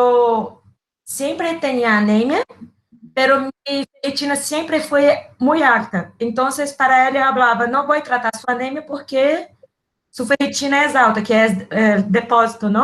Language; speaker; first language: Spanish; non-native, learner; Portuguese